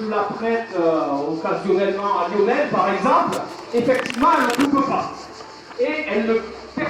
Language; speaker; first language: French; native; French